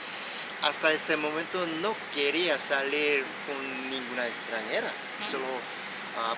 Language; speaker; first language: Spanish; non-native, fluent; Korean